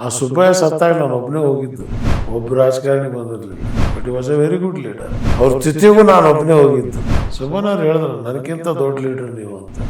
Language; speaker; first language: Kannada; non-native, local second language; Urdu